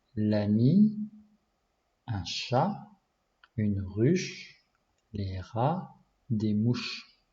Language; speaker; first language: French; non-native, learner; Japanese